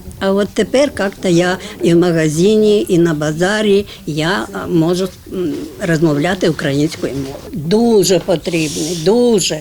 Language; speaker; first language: Ukrainian; non-native, local second language; Russian